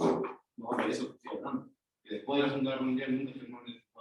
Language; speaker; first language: Spanish; native; Spanish